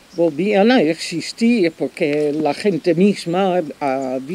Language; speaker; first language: Spanish; non-native, fluent; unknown